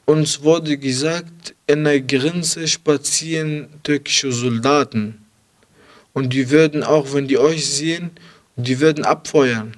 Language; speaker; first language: German; early bilingual, other home language; Arabic